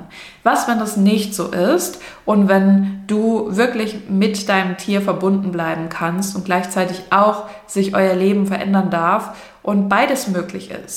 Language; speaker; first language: German; native; German